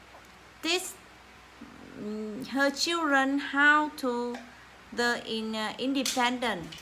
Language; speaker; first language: English; non-native, learner; Vietnamese